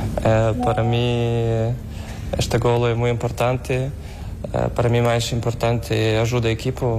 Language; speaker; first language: Portuguese; non-native, learner; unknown